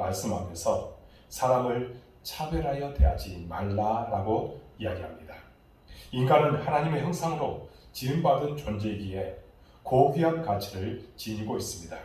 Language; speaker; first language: Korean; native; Korean